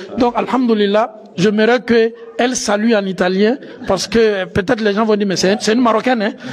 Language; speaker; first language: French; non-native, local second language; Bambara